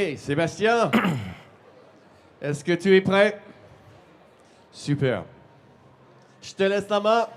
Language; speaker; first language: French; native; French